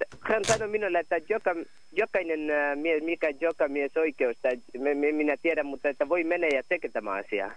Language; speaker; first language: Finnish; non-native, learner; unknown